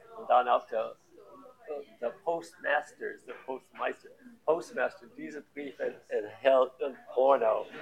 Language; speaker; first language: German; non-native, fluent; English